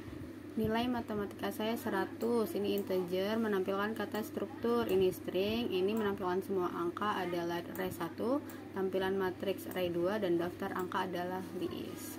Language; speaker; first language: Indonesian; native; Indonesian